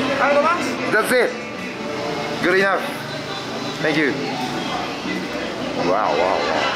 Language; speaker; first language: English; non-native, learner; Japanese